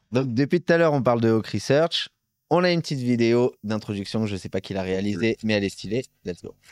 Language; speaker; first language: French; native; French